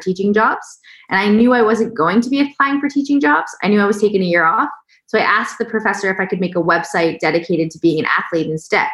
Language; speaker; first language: English; native; English